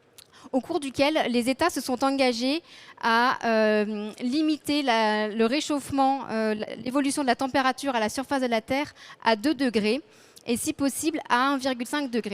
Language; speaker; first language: French; native; French